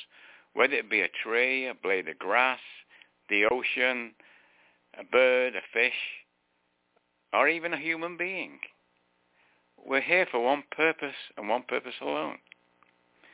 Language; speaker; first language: English; native; English